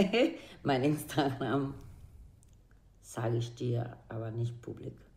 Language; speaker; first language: German; non-native, learner; Spanish